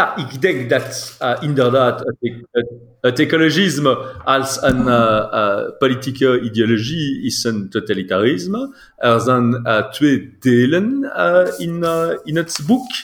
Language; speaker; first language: Dutch; non-native, local second language; French